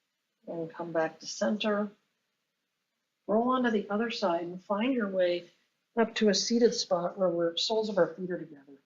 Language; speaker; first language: English; native; English